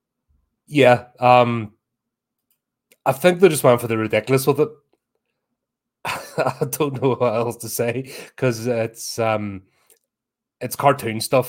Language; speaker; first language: English; native; English